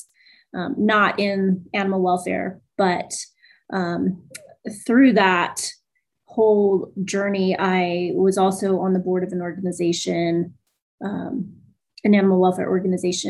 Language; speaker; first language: English; native; English